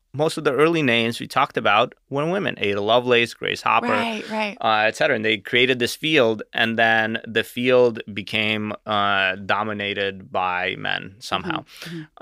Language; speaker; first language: English; native; English